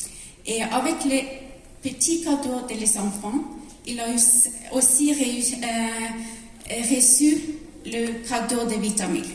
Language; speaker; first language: French; non-native, learner; Norwegian